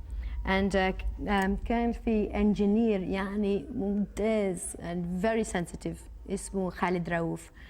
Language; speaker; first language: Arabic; early bilingual, heritage; Arabic